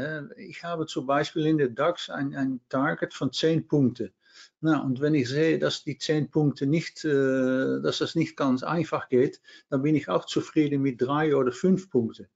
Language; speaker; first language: German; non-native, fluent; Dutch